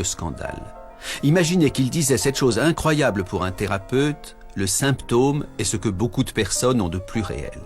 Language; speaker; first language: French; native; French